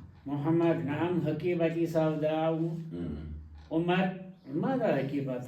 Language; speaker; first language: Arabic; non-native, learner; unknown